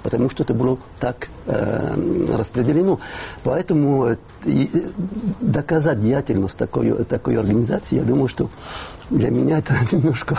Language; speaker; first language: Russian; non-native, fluent; French